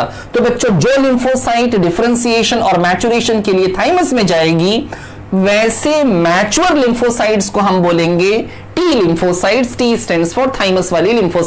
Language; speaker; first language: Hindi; native; Hindi